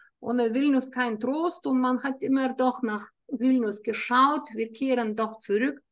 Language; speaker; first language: German; non-native, fluent; Lithuanian